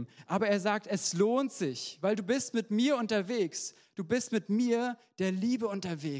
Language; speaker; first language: German; native; German